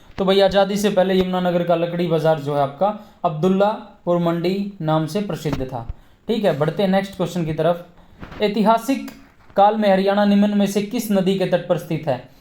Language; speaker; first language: Hindi; native; Hindi